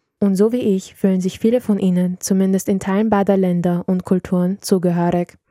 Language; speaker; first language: German; early bilingual, other home language; Serbian